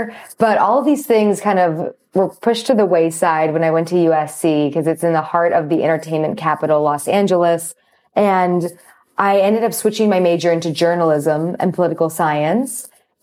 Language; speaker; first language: English; native; English